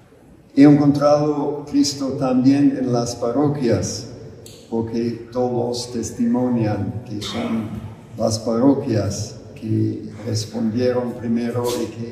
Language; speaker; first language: Spanish; non-native, fluent; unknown